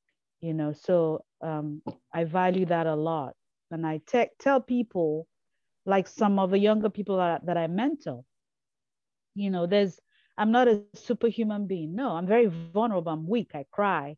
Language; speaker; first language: English; non-native, local second language; Igbo